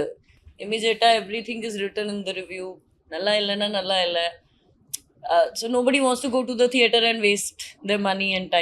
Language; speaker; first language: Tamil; non-native, fluent; Hindi